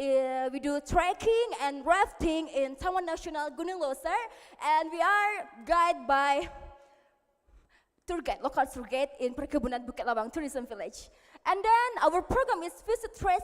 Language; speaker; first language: English; non-native, learner; Indonesian